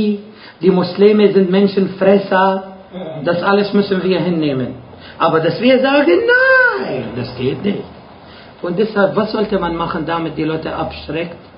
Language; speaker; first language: German; non-native, fluent; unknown